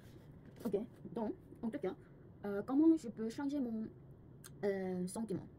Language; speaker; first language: French; non-native, learner; Korean